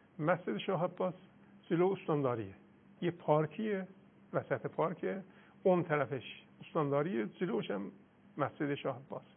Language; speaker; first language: Persian; non-native, local second language; Azerbaijani